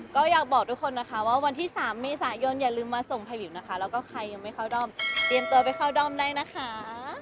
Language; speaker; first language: Thai; early bilingual, other home language; Vietnamese